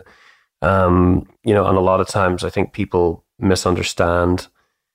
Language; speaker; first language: English; native; English